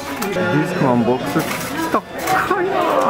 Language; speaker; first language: Japanese; non-native, fluent; Italian